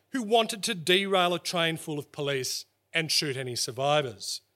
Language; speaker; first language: English; native; English